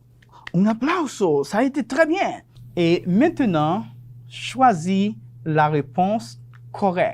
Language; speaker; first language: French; non-native, fluent; Spanish